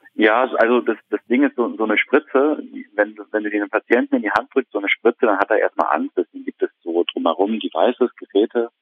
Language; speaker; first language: German; native; German